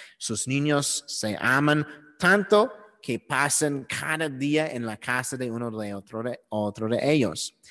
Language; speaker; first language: Spanish; non-native, learner; English